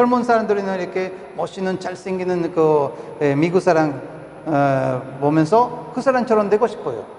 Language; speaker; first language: Korean; non-native, fluent; Spanish